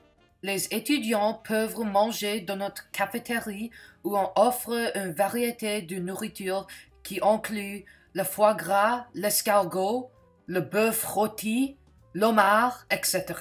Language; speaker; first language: French; non-native, learner; English